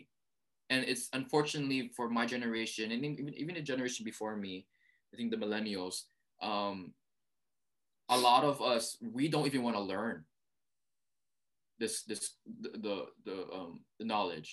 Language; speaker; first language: English; early bilingual, other home language; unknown